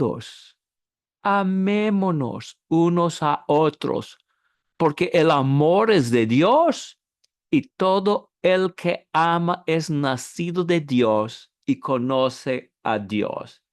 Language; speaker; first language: Spanish; non-native, fluent; English